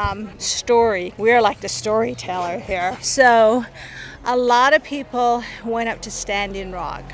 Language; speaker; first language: English; native; English